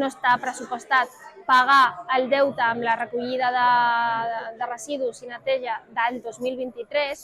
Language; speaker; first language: Catalan; native; Catalan